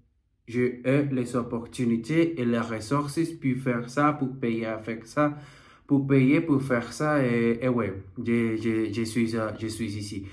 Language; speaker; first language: French; non-native, learner; Portuguese